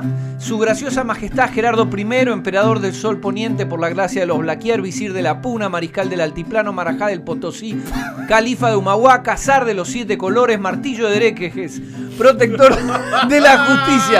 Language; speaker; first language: Spanish; native; Spanish